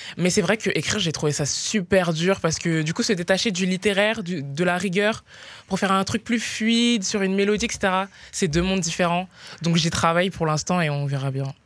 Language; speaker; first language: French; native; French